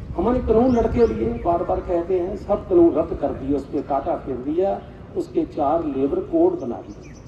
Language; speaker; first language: Hindi; non-native, local second language; Punjabi